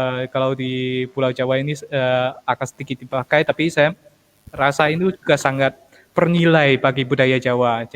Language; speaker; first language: Indonesian; non-native, fluent; Armenian